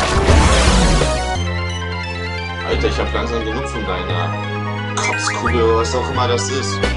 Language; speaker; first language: German; native; German